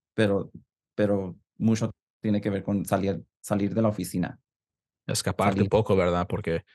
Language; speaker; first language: Spanish; early bilingual, heritage; Spanish